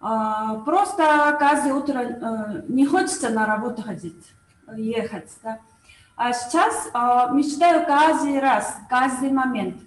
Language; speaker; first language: Russian; non-native, learner; Korean